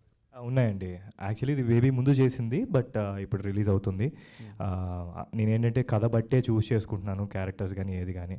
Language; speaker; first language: Telugu; native; Telugu